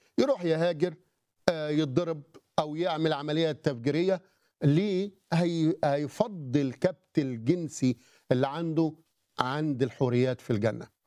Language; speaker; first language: Arabic; native; Arabic